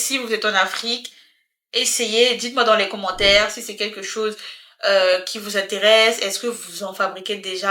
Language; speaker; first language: French; native; French